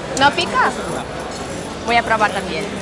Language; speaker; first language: Spanish; non-native, fluent; Russian